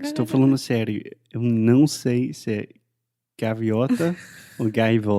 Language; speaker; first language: Portuguese; non-native, fluent; English